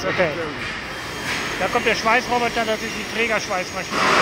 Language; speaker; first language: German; native; German